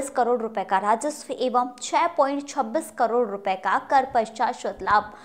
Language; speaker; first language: Hindi; native; Hindi